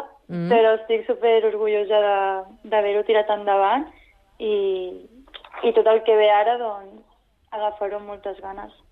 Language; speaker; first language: Catalan; non-native, local second language; Spanish